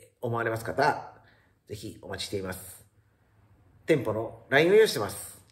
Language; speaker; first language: Japanese; native; Japanese